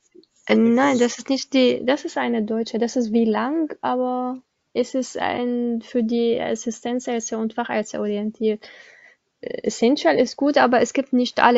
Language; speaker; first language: German; non-native, learner; Arabic